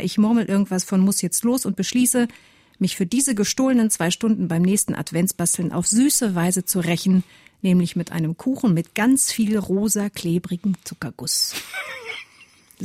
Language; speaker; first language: German; native; German